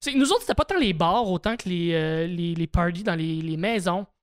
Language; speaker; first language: French; native; French